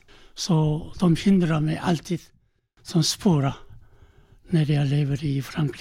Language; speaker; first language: Swedish; non-native, learner; Korean